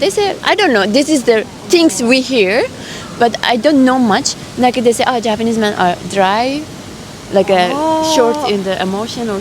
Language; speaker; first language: English; non-native, fluent; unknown